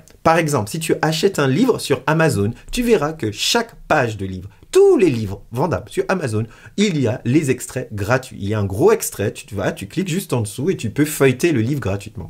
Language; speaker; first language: French; native; French